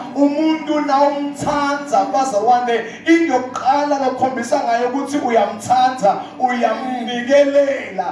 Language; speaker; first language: Zulu; non-native, local second language; Swati